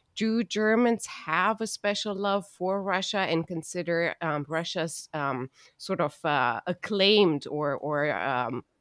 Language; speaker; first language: English; non-native, fluent; German